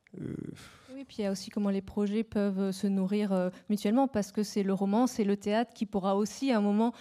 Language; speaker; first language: French; native; French